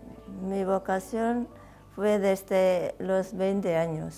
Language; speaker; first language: Spanish; non-native, learner; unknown